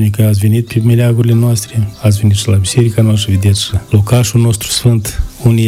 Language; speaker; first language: Romanian; native; Romanian